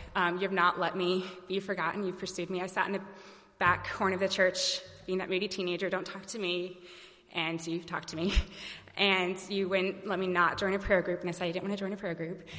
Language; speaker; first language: English; native; English